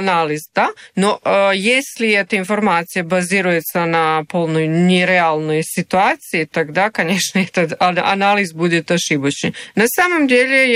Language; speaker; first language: Russian; non-native, fluent; Serbian